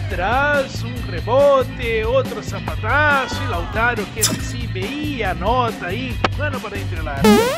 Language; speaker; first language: Spanish; native; Spanish